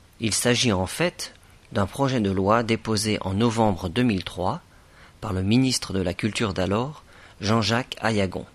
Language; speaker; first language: French; native; French